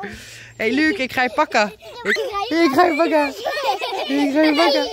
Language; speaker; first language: Dutch; native; Dutch